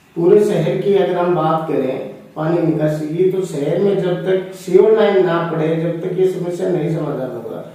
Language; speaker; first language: Hindi; native; Hindi